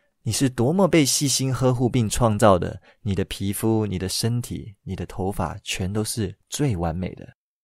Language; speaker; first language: Chinese; early bilingual, other home language; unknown